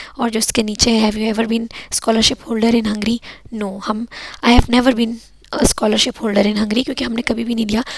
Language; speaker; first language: Urdu; native; Urdu